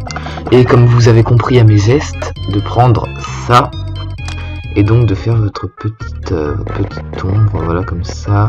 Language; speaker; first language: French; native; French